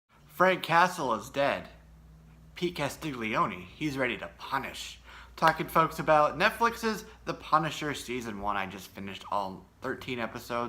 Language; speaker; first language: English; native; English